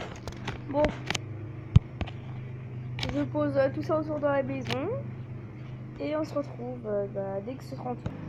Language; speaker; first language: French; native; French